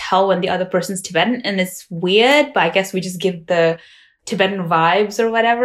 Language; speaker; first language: English; non-native, local second language; Tibetan